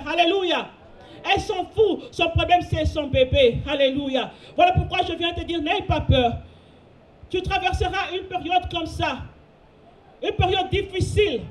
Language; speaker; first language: French; non-native, local second language; Lingala